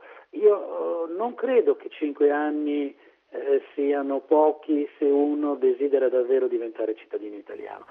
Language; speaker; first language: Italian; native; Italian